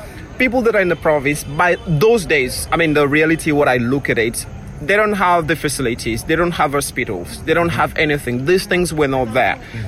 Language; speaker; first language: English; non-native, local second language; Krio